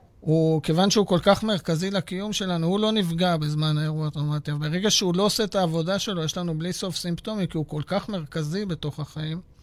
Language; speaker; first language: Hebrew; native; Hebrew